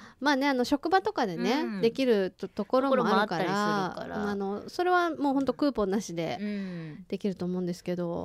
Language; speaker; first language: Japanese; native; Japanese